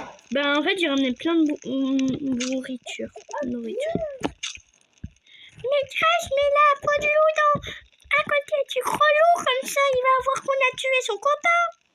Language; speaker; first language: French; native; French